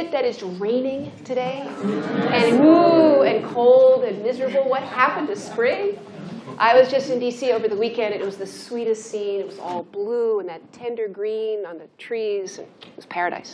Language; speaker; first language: English; native; English